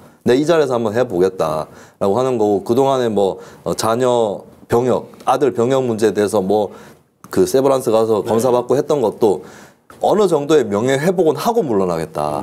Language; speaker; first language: Korean; native; Korean